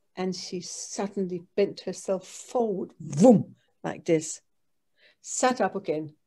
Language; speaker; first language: English; non-native, fluent; Danish